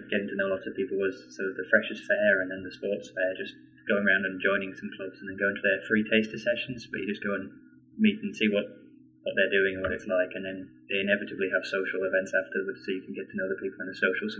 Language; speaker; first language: English; native; English